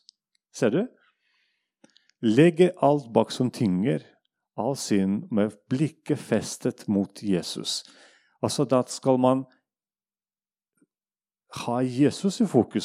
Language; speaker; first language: Norwegian; non-native, fluent; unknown